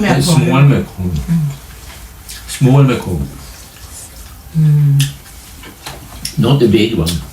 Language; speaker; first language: English; non-native, learner; Swedish